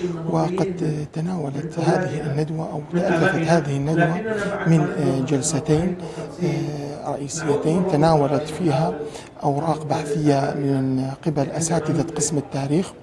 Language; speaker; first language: Arabic; native; Arabic